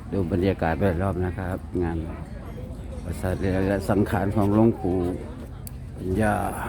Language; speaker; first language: Thai; native; Thai